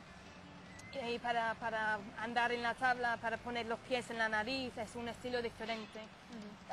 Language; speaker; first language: Spanish; non-native, fluent; English